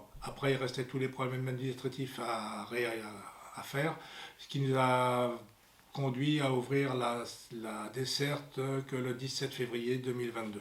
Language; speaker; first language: French; native; French